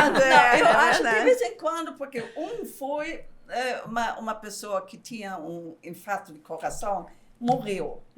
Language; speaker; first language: Portuguese; non-native, fluent; German